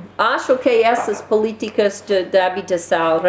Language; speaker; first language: Portuguese; non-native, learner; English